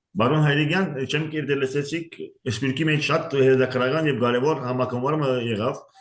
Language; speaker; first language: Armenian; early bilingual, heritage; Armenian